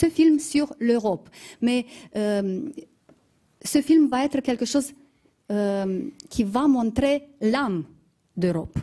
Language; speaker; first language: French; non-native, fluent; Romanian